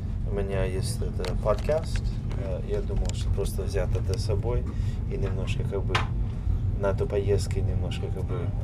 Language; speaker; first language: Russian; non-native, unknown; English